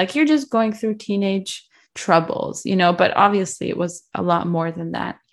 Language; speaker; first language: English; early bilingual, other home language; Russian